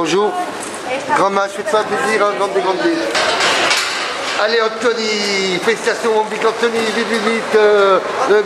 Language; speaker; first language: French; native; French